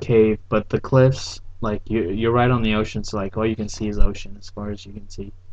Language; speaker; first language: English; early bilingual, other home language; Spanish